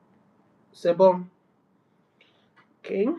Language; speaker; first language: French; non-native, learner; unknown